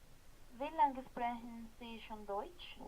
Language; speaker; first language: German; non-native, learner; Spanish